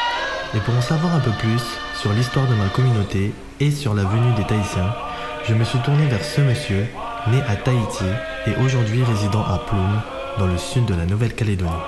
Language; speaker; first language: French; native; French